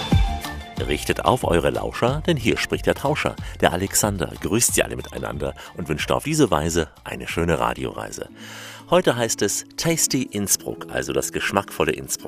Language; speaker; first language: German; native; German